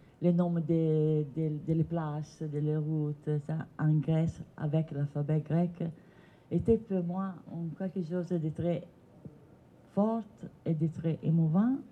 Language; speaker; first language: French; non-native, learner; Italian